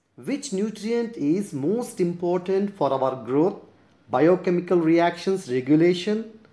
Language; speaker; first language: English; non-native, local second language; Telugu